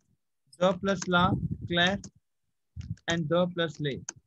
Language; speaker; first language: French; non-native, fluent; Hindi